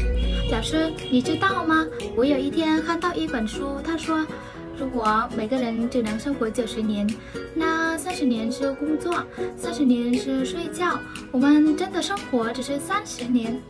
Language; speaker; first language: Chinese; non-native, fluent; Vietnamese